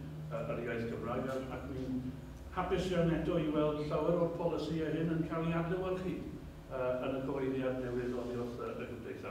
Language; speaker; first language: Welsh; native; Welsh